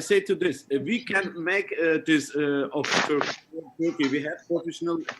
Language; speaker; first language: English; non-native, learner; Turkish